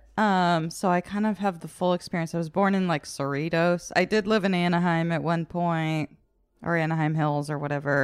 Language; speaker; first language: English; native; English